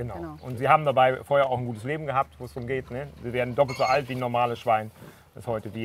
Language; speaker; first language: German; native; German